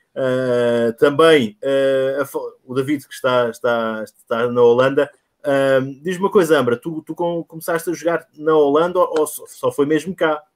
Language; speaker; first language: Portuguese; native; Portuguese